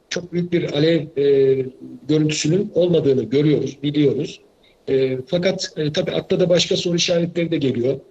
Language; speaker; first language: Turkish; native; Turkish